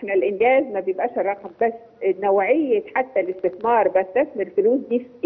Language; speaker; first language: Arabic; native; Arabic